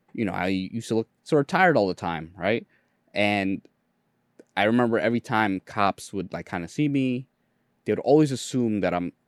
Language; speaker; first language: English; early bilingual, other home language; Bangla